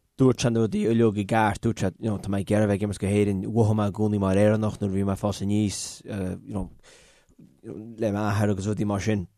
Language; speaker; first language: Irish; native; Irish